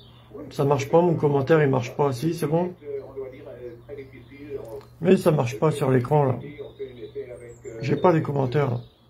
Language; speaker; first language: French; native; French